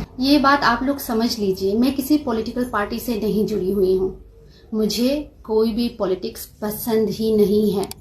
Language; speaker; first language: Hindi; non-native, local second language; Kok Borok